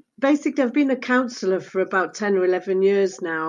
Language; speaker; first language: English; early bilingual, other home language; Spanish